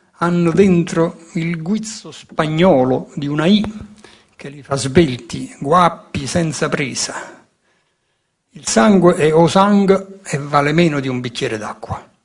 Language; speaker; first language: Italian; native; Italian